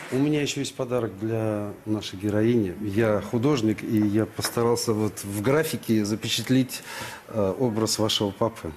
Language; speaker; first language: Russian; native; Russian